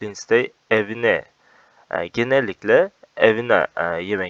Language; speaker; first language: Turkish; non-native, fluent; Uzbek